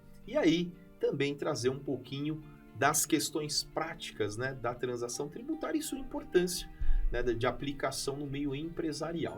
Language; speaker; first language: Portuguese; native; Portuguese